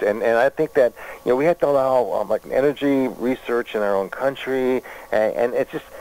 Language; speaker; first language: English; native; English